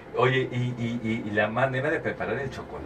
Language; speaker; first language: Spanish; native; Spanish